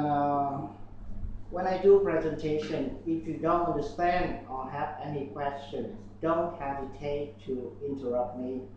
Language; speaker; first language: English; non-native, learner; Vietnamese